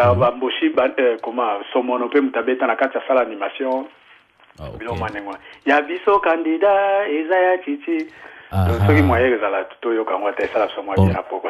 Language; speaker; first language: Lingala; native; Lingala